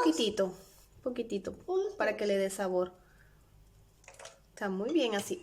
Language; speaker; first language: Spanish; native; Spanish